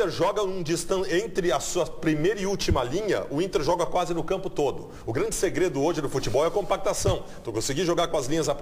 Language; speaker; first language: Portuguese; native; Portuguese